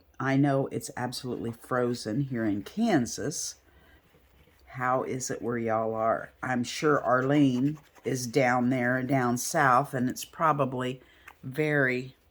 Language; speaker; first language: English; native; English